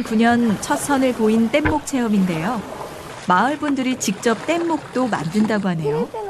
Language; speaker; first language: Korean; native; Korean